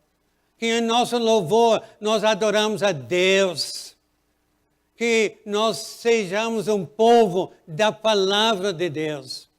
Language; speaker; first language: Portuguese; non-native, fluent; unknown